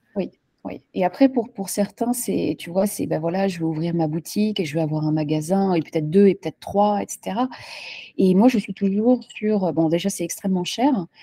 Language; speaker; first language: French; native; French